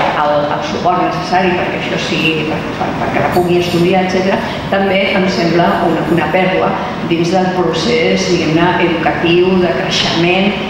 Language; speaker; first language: Catalan; non-native, local second language; Spanish